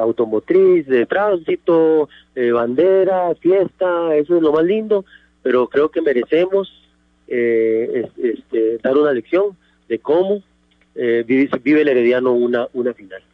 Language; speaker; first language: Spanish; native; Spanish